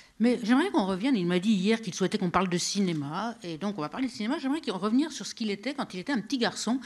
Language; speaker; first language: French; native; French